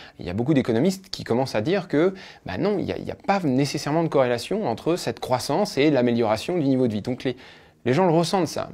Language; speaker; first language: French; native; French